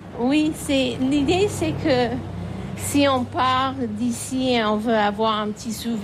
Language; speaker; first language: French; non-native, fluent; English